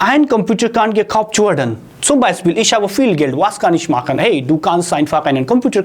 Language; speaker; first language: German; non-native, fluent; Hindi